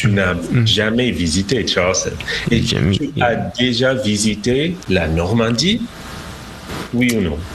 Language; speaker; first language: French; non-native, fluent; English